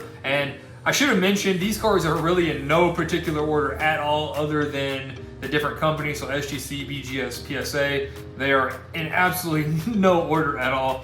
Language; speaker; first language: English; native; English